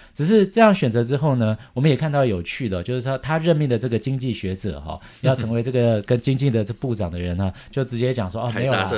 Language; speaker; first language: Chinese; native; Chinese